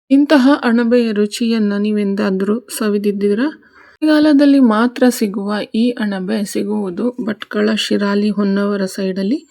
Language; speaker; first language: Kannada; non-native, local second language; Konkani